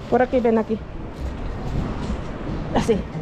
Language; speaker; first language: Spanish; non-native, learner; Filipino